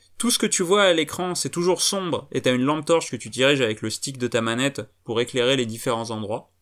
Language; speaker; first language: French; native; French